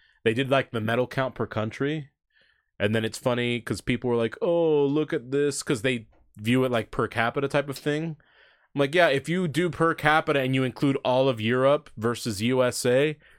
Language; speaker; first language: English; native; English